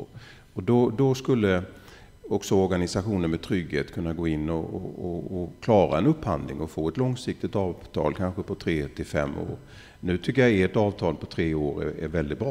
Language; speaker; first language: Swedish; native; Swedish